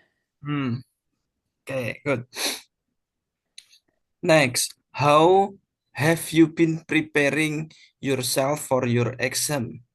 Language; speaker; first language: English; non-native, fluent; Indonesian